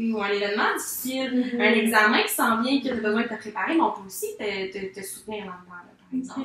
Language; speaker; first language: French; native; French